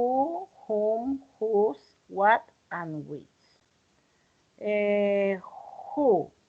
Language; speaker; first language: English; non-native, learner; Spanish